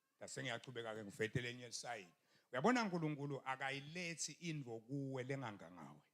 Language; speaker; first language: Zulu; non-native, local second language; Swati